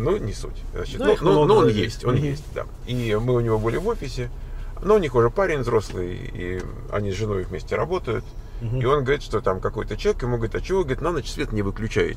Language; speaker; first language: Russian; native; Russian